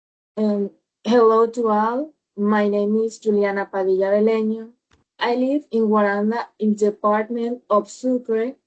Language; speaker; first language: English; non-native, learner; Spanish